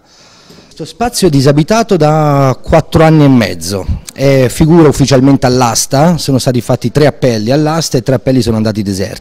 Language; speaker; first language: Italian; native; Italian